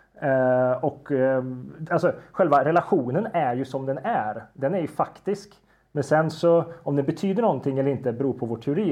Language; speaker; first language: Swedish; native; Swedish